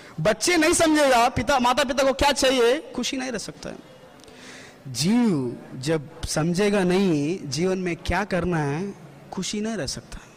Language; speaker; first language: Hindi; non-native, local second language; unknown